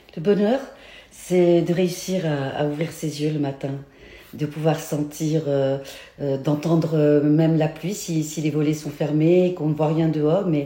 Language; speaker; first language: French; native; French